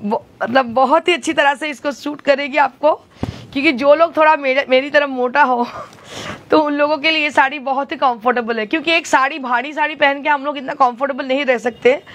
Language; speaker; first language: Hindi; non-native, local second language; Bangla